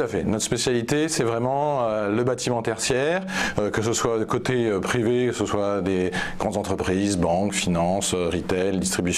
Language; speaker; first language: French; native; French